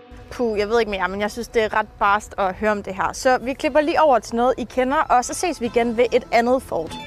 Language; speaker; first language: Danish; native; Danish